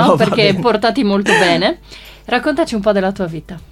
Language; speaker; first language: Italian; native; Italian